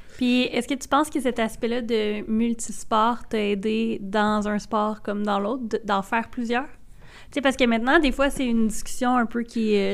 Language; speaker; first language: French; native; French